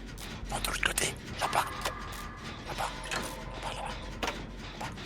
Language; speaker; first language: French; native; French